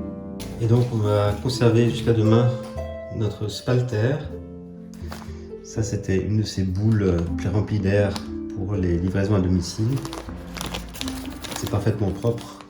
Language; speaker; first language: French; native; French